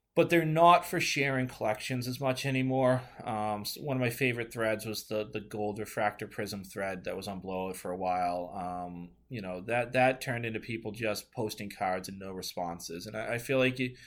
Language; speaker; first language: English; native; English